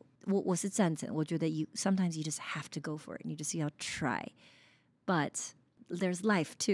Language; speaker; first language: English; early bilingual, other home language; Chinese